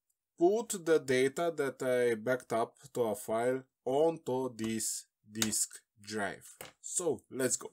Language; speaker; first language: English; non-native, fluent; Slovenian